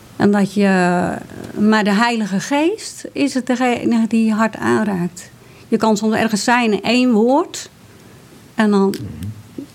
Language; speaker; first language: Dutch; native; Dutch